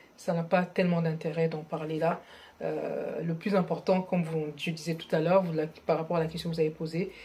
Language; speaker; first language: French; non-native, local second language; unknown